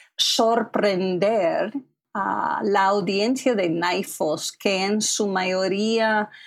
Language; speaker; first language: Spanish; non-native, fluent; English